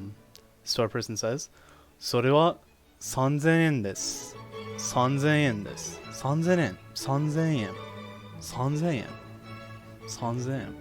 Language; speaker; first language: Japanese; non-native, learner; English